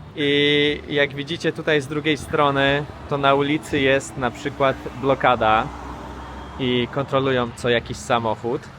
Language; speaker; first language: Polish; native; Polish